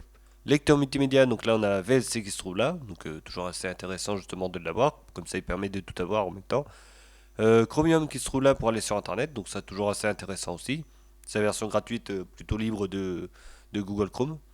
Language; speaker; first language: French; native; French